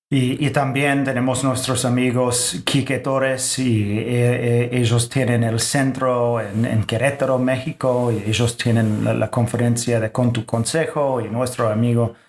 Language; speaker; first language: Spanish; non-native, fluent; English